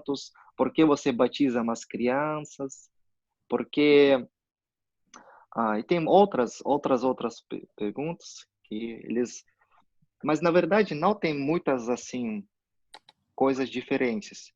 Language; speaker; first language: Portuguese; non-native, fluent; Russian